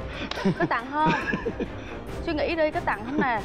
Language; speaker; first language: Vietnamese; native; Vietnamese